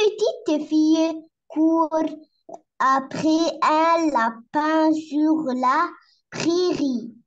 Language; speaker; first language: French; non-native, learner; Arabic